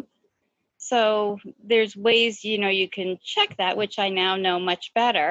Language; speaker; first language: English; native; English